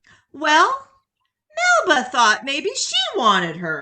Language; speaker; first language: English; native; English